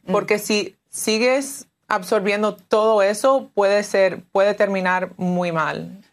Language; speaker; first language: Spanish; early bilingual, heritage; Spanish